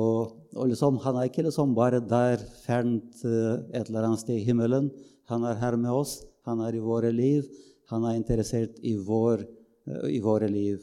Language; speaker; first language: Norwegian; non-native, fluent; Bulgarian